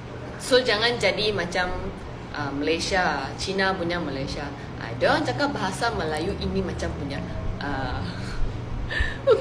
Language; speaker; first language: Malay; non-native, local second language; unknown